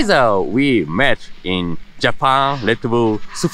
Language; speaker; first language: English; non-native, learner; Japanese